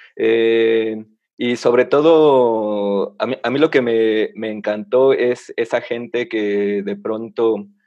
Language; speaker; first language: Spanish; native; Spanish